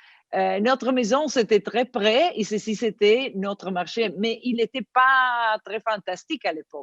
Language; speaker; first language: French; non-native, learner; Italian